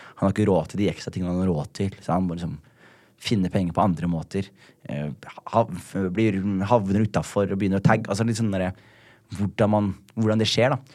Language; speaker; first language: Norwegian; early bilingual, other home language; Somali